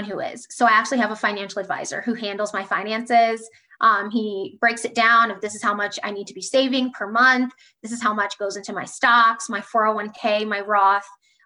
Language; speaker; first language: English; native; English